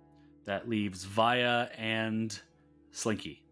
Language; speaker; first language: English; native; English